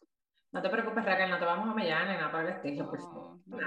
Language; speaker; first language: Spanish; native; Spanish